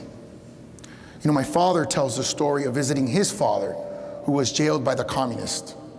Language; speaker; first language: English; early bilingual, other home language; Spanish